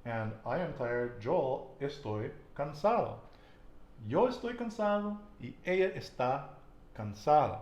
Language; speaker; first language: Spanish; non-native, fluent; English